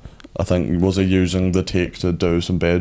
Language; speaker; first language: English; native; English